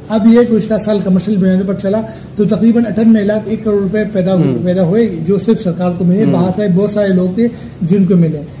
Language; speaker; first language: Urdu; non-native, local second language; Pashto